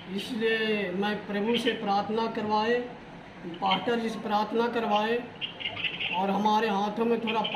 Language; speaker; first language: Hindi; non-native, local second language; Magahi